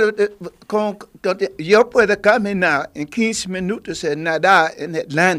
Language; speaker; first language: Spanish; non-native, learner; English